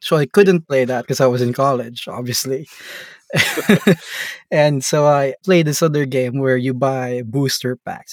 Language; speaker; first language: English; non-native, local second language; Filipino